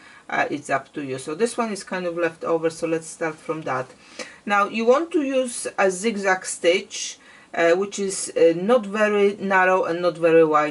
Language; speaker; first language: English; non-native, fluent; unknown